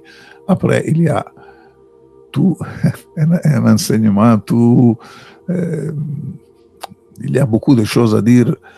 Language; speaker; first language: French; non-native, fluent; Italian